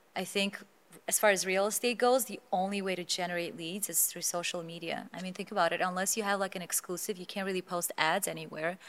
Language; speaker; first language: English; non-native, fluent; Azerbaijani